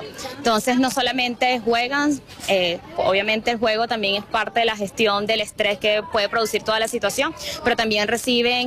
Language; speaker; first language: Spanish; native; Spanish